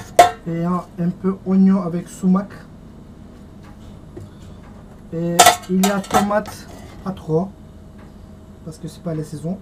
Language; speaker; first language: French; non-native, learner; Turkish